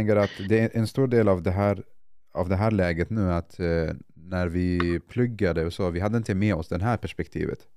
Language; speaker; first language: Swedish; non-native, fluent; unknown